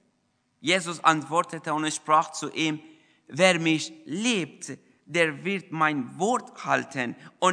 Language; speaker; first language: German; non-native, fluent; Persian